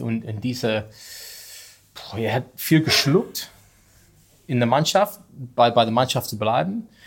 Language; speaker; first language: German; non-native, learner; English